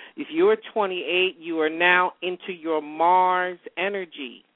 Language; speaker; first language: English; native; English